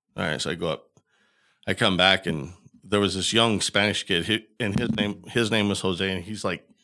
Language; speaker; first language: English; native; English